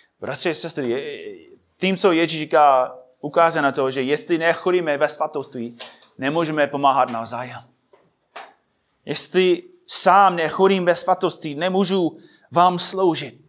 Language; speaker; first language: Czech; non-native, fluent; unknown